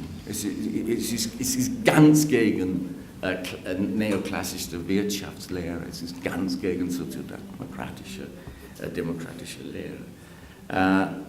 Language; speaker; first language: German; non-native, fluent; English